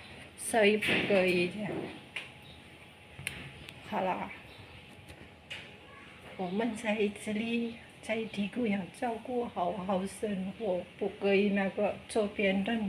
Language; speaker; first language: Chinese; non-native, learner; Indonesian